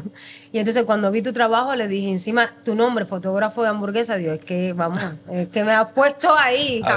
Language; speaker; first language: Spanish; native; Spanish